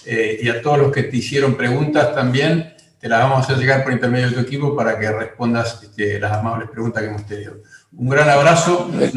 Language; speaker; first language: Spanish; native; Spanish